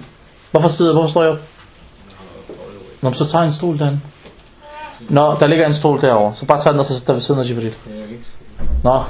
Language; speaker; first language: Danish; non-native, local second language; Arabic